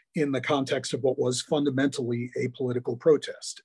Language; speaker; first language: English; native; English